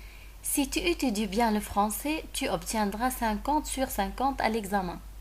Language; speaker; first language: French; non-native, fluent; Arabic